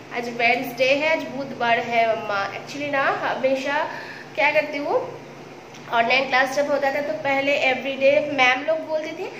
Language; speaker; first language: Hindi; non-native, local second language; Bangla